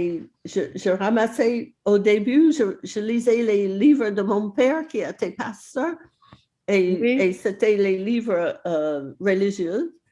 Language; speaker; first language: French; non-native, fluent; English